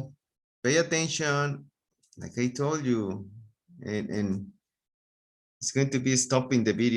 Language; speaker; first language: English; non-native, fluent; Spanish